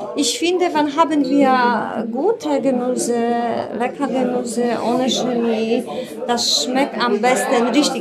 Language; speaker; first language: German; non-native, learner; Polish